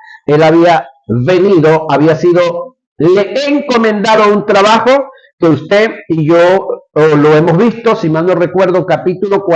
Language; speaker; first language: Spanish; native; Spanish